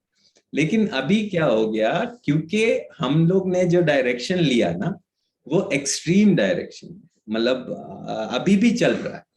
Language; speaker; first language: Hindi; native; Hindi